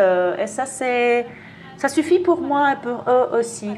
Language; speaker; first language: French; non-native, fluent; Spanish